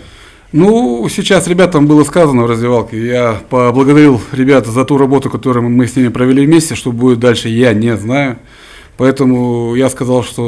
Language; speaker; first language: Russian; native; Russian